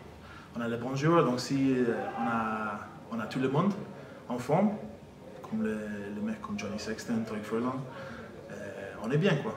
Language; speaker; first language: French; non-native, fluent; English